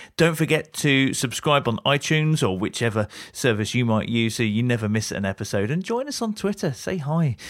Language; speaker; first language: English; native; English